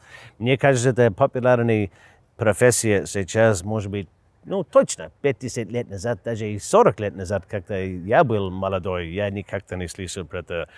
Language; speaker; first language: Russian; non-native, learner; English